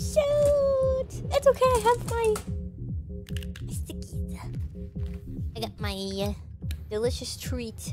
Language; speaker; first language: English; native; English